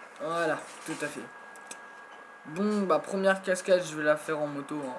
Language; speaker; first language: French; native; French